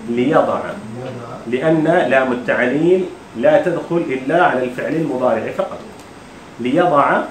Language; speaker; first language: Arabic; non-native, fluent; Urdu